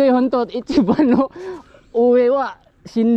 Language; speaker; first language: Japanese; non-native, learner; Filipino